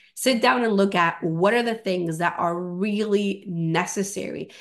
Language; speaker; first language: English; non-native, fluent; Spanish